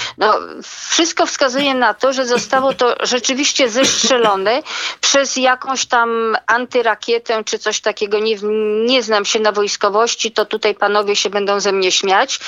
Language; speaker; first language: Polish; native; Polish